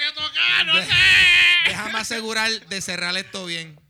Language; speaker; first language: Spanish; native; Spanish